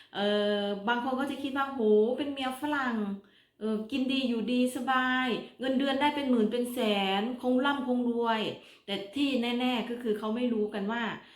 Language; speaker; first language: Thai; native; Thai